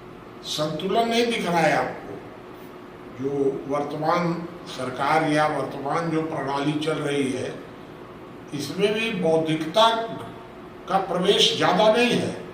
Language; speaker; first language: Hindi; native; Hindi